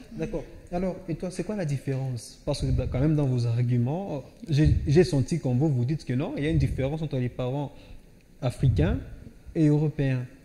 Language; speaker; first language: French; non-native, local second language; Swahili